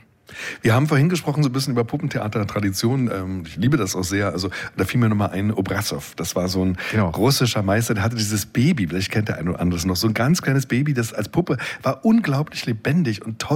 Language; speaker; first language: German; native; German